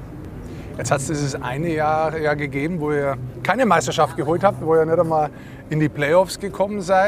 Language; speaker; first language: German; native; German